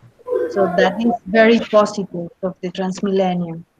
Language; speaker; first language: English; non-native, learner; Spanish